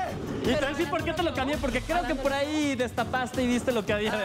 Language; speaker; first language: Spanish; native; Spanish